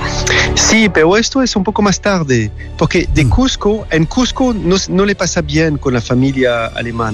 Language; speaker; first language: Spanish; non-native, learner; French